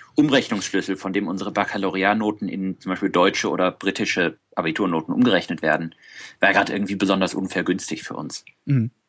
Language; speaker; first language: German; native; German